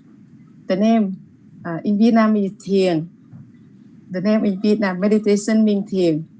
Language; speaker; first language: English; non-native, learner; Vietnamese